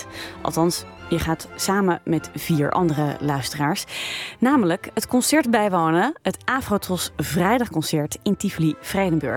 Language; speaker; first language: Dutch; native; Dutch